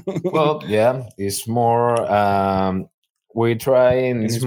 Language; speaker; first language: English; non-native, learner; Spanish